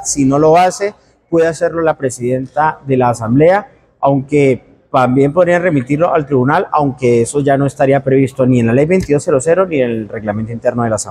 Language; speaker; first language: Spanish; native; Spanish